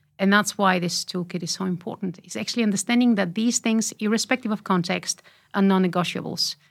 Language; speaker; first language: English; non-native, fluent; Bulgarian